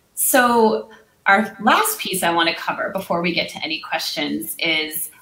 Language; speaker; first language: English; native; English